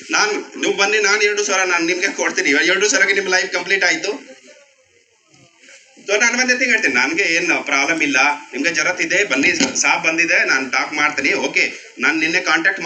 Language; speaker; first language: Kannada; non-native, learner; Hindi